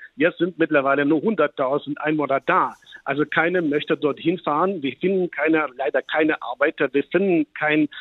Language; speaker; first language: German; non-native, fluent; Ukrainian